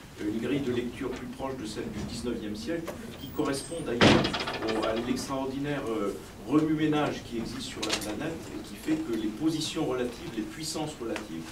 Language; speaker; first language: French; native; French